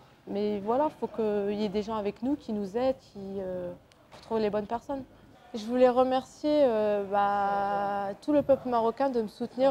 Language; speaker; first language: French; early bilingual, other home language; Arabic